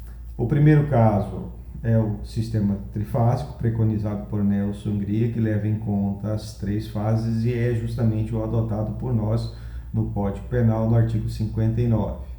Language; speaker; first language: Portuguese; native; Portuguese